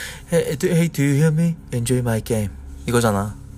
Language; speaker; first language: English; non-native, learner; Korean